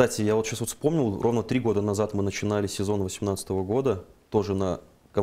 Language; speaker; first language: Russian; native; Russian